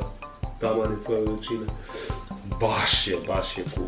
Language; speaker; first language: Bosnian; native; Bosnian